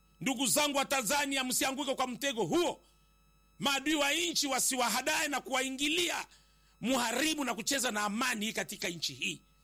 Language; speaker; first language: Swahili; native; Swahili